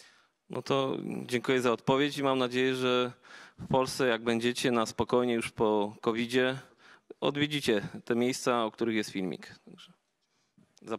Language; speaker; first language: Polish; native; Polish